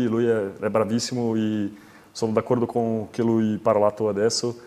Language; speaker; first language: Italian; non-native, learner; Portuguese